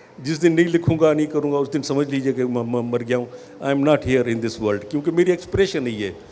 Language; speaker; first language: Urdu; non-native, local second language; Sindhi